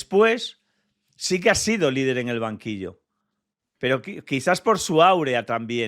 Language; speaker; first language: Spanish; native; Spanish